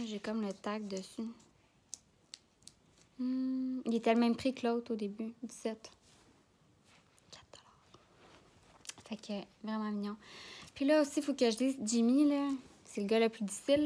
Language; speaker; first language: French; native; French